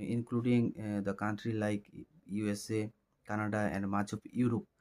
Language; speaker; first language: English; non-native, local second language; Bangla